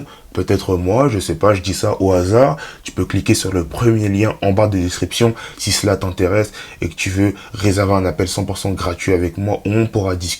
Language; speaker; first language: French; native; French